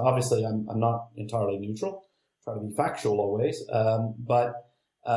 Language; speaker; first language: English; native; English